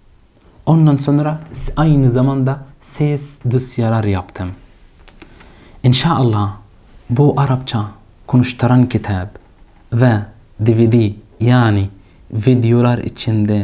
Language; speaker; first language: Turkish; non-native, fluent; Arabic